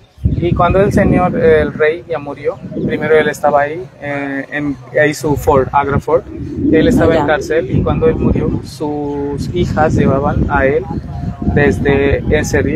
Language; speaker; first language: Spanish; non-native, learner; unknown